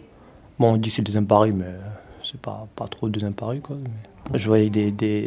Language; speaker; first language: French; early bilingual, other home language; Arabic